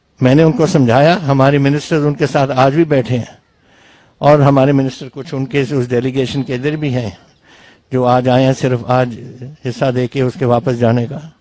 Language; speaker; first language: Hindi; non-native, local second language; Punjabi